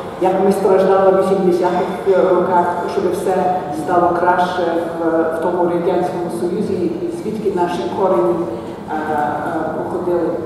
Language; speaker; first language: Ukrainian; early bilingual, heritage; Ukrainian